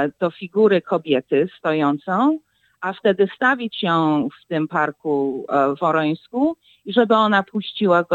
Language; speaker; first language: Polish; early bilingual, heritage; Polish